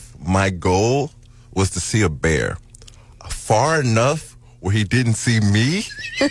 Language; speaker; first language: English; native; English